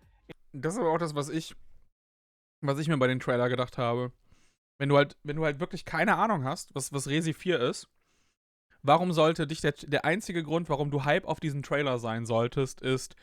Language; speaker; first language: German; native; German